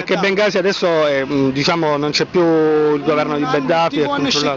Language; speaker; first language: Italian; native; Italian